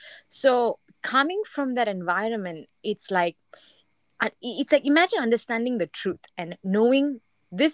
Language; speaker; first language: English; non-native, local second language; Tamil